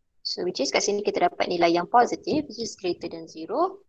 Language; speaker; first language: English; non-native, local second language; Malay